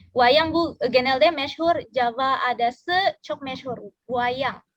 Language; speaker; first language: Turkish; non-native, learner; Indonesian